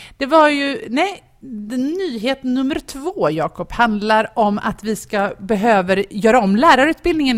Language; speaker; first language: Swedish; native; Swedish